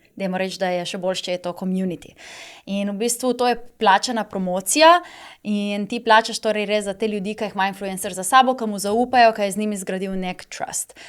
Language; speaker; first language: Slovenian; native; Slovenian